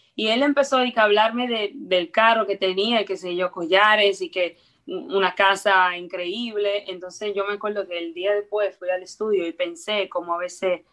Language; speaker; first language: Spanish; early bilingual, heritage; Spanish